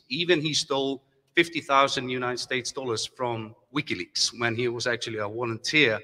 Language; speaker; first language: English; non-native, fluent; German